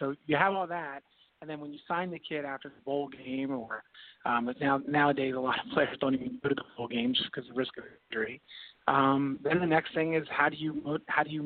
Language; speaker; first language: English; native; English